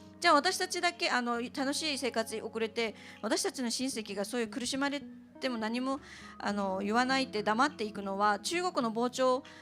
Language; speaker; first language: Japanese; non-native, fluent; Uyghur